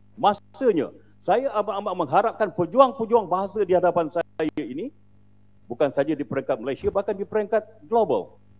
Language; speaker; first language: Malay; native; Malay